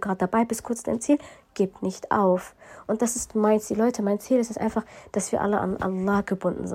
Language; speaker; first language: German; early bilingual, other home language; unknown